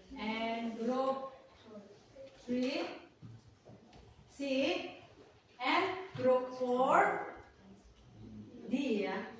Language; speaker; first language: English; non-native, learner; Indonesian